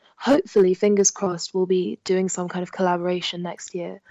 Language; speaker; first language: English; non-native, local second language; French